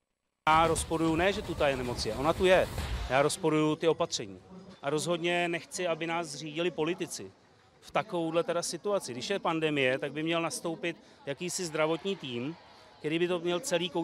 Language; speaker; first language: Czech; native; Czech